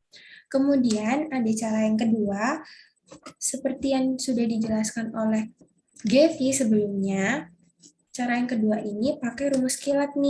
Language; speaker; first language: Indonesian; native; Indonesian